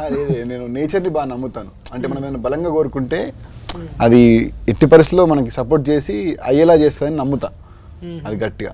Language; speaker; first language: Telugu; native; Telugu